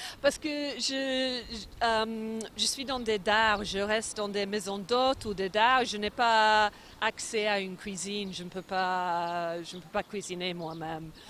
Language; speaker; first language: French; non-native, fluent; English